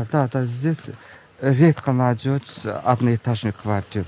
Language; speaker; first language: Russian; non-native, local second language; Azerbaijani